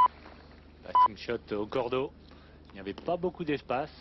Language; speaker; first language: French; native; French